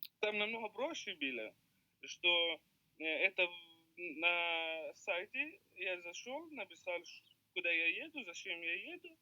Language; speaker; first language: Russian; non-native, learner; Arabic